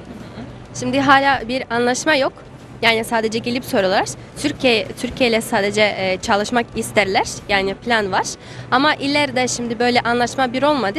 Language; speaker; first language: Turkish; non-native, fluent; Russian